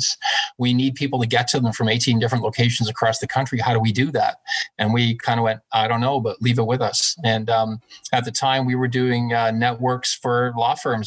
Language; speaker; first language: English; native; English